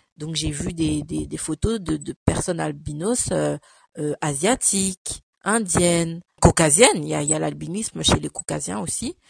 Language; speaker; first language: French; early bilingual, other home language; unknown